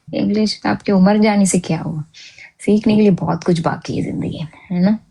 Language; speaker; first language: Hindi; non-native, fluent; Nepali